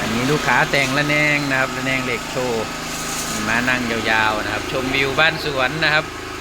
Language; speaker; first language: Thai; native; Thai